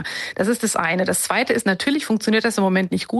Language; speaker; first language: German; native; German